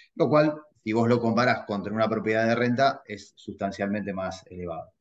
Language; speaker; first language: Spanish; native; Spanish